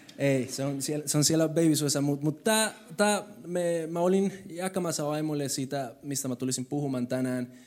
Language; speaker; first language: Finnish; non-native, fluent; Spanish